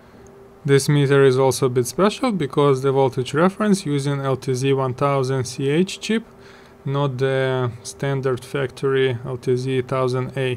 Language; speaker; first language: English; non-native, fluent; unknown